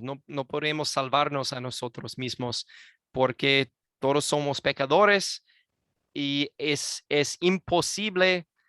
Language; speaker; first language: Spanish; non-native, fluent; English